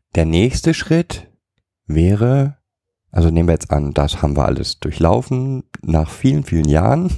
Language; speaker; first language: German; native; German